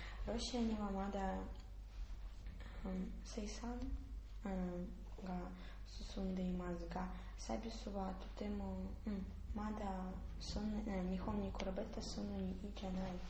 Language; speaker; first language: Japanese; non-native, learner; Russian